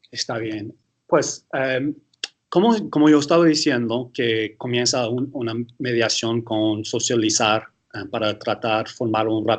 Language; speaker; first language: Spanish; early bilingual, heritage; English